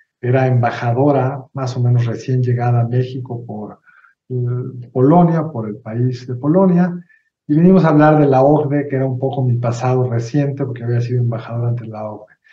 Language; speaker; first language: Spanish; native; Spanish